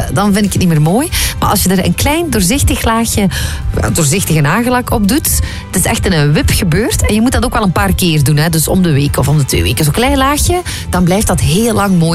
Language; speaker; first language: Dutch; native; Dutch